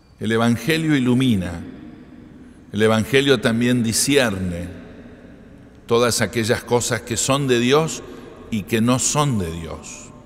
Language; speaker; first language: Spanish; native; Spanish